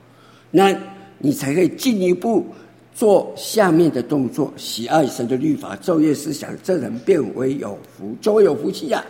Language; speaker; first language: Chinese; native; Chinese